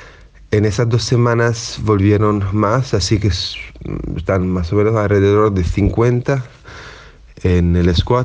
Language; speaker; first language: Spanish; non-native, fluent; Italian